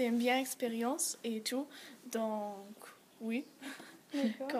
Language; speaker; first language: French; non-native, learner; German